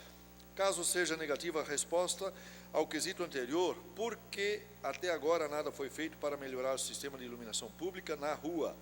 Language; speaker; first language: Portuguese; native; Portuguese